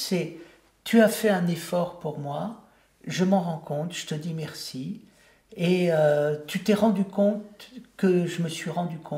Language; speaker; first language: French; native; French